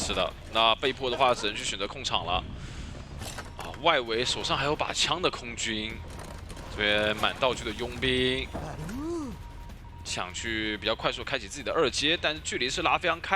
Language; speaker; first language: Chinese; native; Chinese